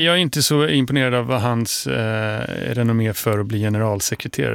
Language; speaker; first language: Swedish; non-native, fluent; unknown